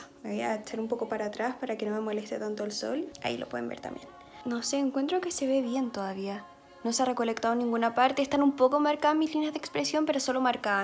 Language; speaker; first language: Spanish; native; Spanish